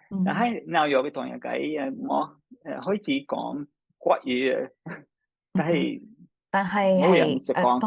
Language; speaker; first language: Chinese; non-native, fluent; English